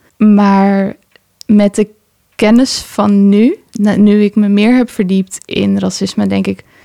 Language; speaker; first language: Dutch; early bilingual, other home language; Persian